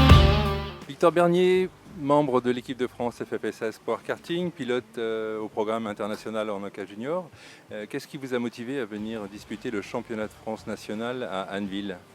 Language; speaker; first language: French; native; French